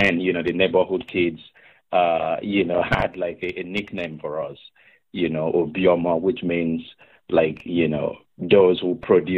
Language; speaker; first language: English; non-native, local second language; Igbo